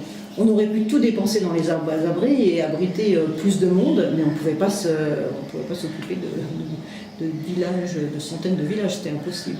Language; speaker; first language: French; native; French